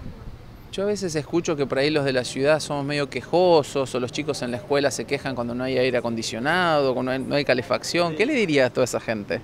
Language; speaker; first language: Spanish; native; Spanish